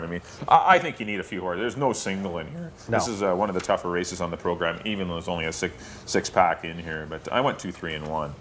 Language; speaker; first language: English; native; English